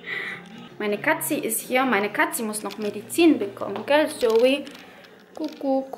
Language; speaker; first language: German; early bilingual, other home language; Russian